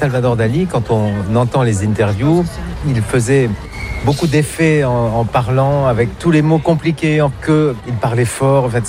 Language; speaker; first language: French; native; French